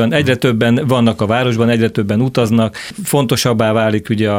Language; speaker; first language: Hungarian; native; Hungarian